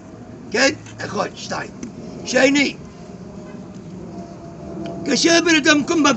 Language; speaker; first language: Hebrew; non-native, learner; English